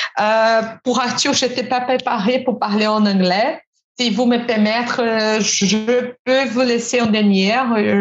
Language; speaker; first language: French; non-native, fluent; Portuguese